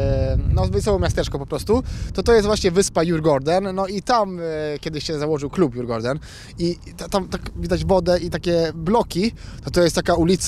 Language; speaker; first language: Polish; native; Polish